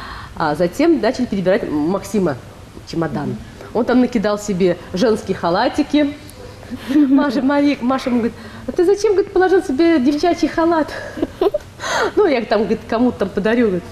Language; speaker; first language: Russian; native; Russian